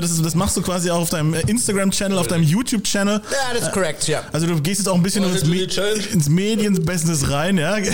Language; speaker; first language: German; native; German